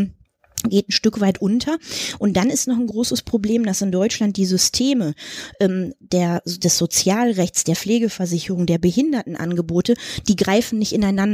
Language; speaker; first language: German; native; German